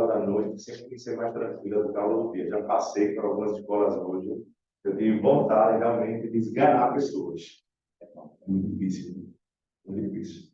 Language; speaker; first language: Portuguese; native; Portuguese